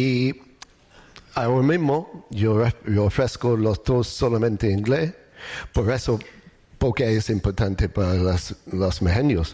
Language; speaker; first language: Spanish; non-native, learner; English